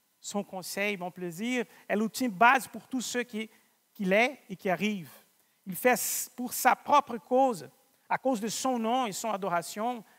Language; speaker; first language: French; non-native, fluent; Portuguese